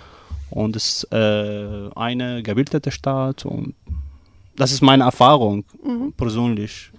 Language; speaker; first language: German; non-native, learner; Arabic